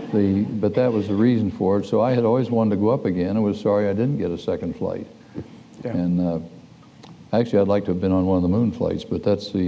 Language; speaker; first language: English; native; English